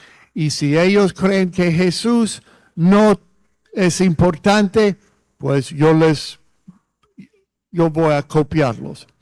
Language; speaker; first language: Spanish; non-native, fluent; English